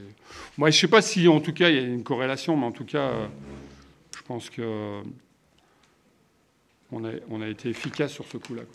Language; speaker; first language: French; native; French